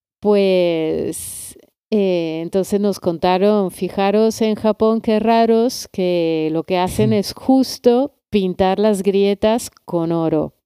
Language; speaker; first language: Spanish; non-native, fluent; Italian